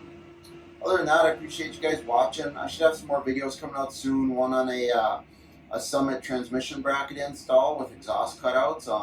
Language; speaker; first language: English; native; English